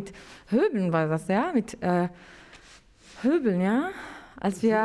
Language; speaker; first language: German; non-native, learner; Arabic